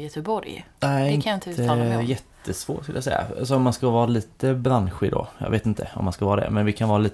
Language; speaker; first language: Swedish; native; Swedish